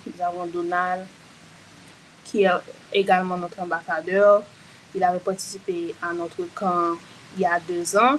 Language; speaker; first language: French; non-native, local second language; Haitian Creole